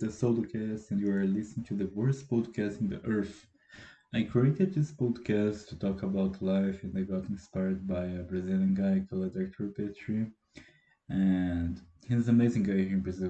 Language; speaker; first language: English; non-native, fluent; Portuguese